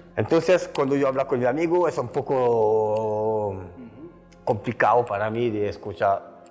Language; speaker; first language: Spanish; non-native, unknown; French